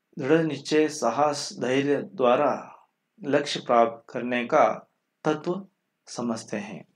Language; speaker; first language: Hindi; non-native, local second language; Kannada